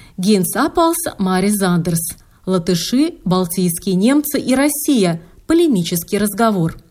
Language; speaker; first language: Russian; native; Russian